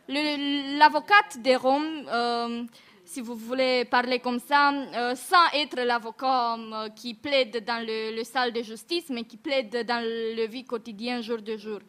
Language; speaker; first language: French; non-native, fluent; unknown